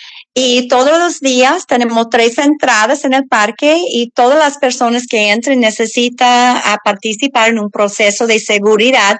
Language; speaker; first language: Spanish; non-native, learner; English